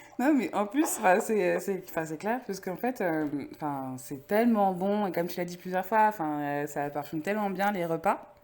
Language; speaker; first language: French; native; French